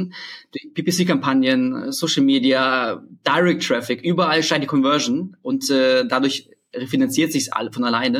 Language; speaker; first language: German; early bilingual, other home language; Russian